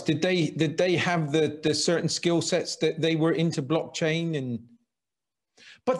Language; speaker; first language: English; native; English